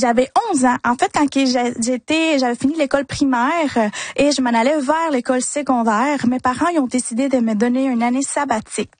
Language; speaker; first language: French; early bilingual, other home language; Spanish